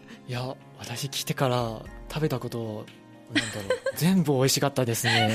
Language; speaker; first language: Japanese; non-native, learner; Chinese